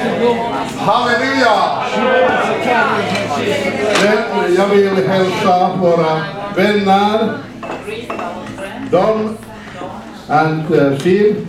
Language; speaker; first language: Swedish; non-native, fluent; Finnish